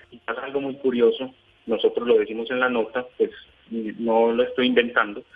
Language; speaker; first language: Spanish; native; Spanish